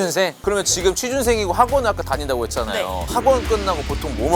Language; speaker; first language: Korean; native; Korean